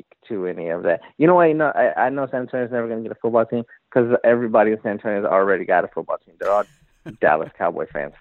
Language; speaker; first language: English; native; English